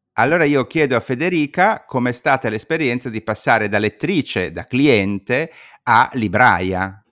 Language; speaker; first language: Italian; native; Italian